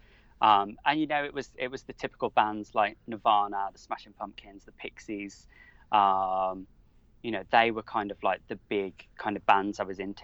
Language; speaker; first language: English; native; English